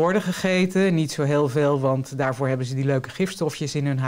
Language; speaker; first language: Dutch; native; Dutch